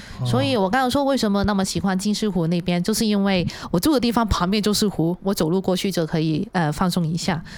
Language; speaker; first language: Chinese; non-native, local second language; Cantonese